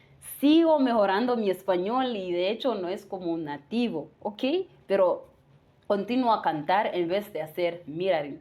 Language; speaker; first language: Spanish; non-native, fluent; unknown